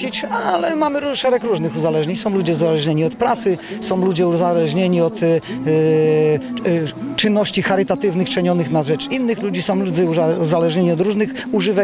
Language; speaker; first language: Polish; native; Polish